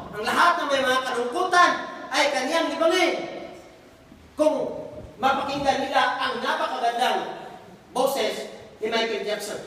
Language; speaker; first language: Filipino; non-native, local second language; Cebuano